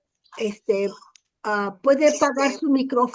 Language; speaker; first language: Spanish; early bilingual, heritage; English